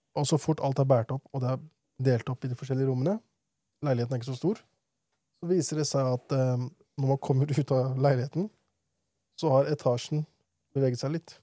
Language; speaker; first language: Norwegian; early bilingual, other home language; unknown